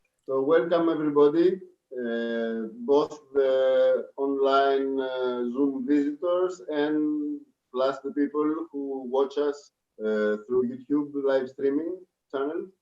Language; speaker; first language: English; non-native, fluent; Greek